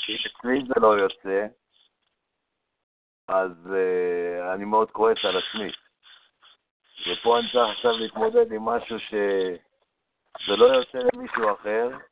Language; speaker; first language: Hebrew; native; Hebrew